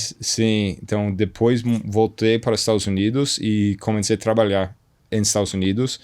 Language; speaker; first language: Portuguese; non-native, fluent; English